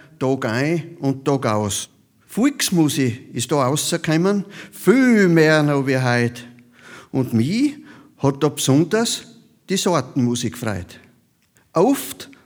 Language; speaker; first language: German; native; German